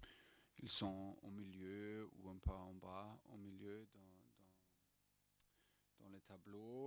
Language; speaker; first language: French; non-native, fluent; German